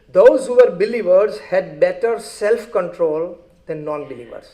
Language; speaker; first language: English; non-native, local second language; Gujarati